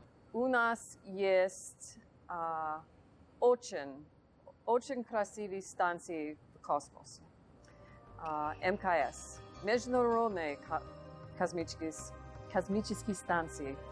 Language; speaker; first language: Russian; non-native, learner; English